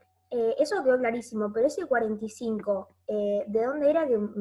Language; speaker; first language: Spanish; native; Spanish